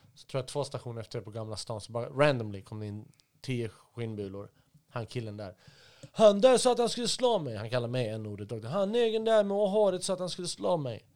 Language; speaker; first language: Swedish; native; Swedish